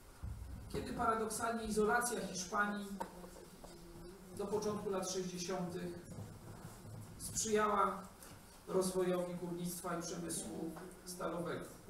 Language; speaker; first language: Polish; native; Polish